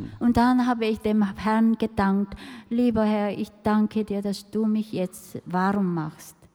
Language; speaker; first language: German; non-native, fluent; Korean